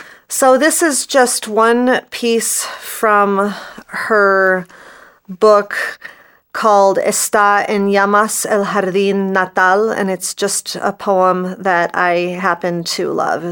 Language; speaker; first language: English; native; English